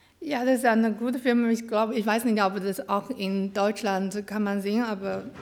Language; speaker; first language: German; non-native, learner; Chinese